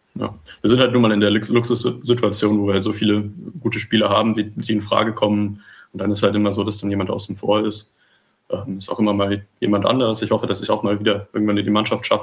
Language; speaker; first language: German; native; German